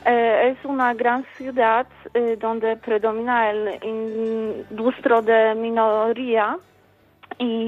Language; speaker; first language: Spanish; non-native, fluent; Polish